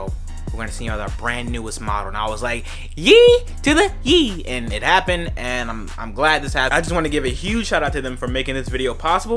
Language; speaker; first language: English; native; English